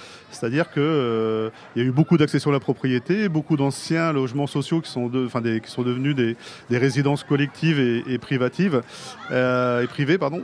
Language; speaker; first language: French; native; French